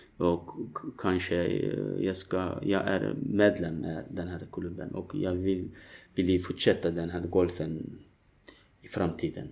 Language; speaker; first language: Swedish; non-native, learner; Turkish